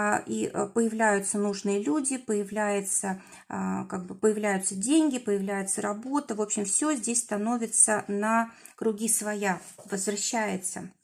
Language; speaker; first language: Russian; native; Russian